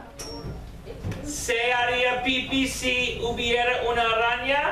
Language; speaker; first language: Spanish; non-native, fluent; English